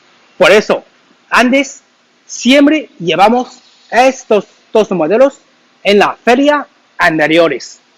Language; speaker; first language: Spanish; non-native, learner; Chinese